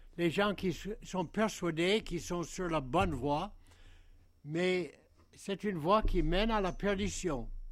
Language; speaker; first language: French; non-native, fluent; English